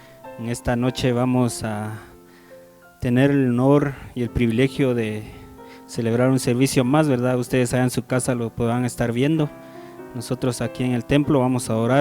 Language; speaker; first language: Spanish; native; Spanish